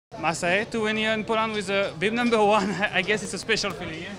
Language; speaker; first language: English; non-native, fluent; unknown